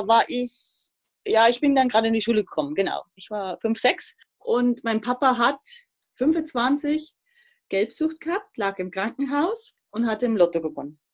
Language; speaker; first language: German; native; German